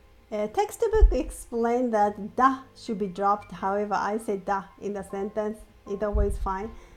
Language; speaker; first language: English; non-native, fluent; Japanese